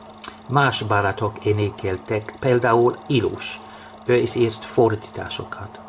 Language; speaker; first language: Hungarian; non-native, learner; English